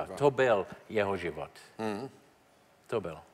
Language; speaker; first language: Czech; non-native, learner; English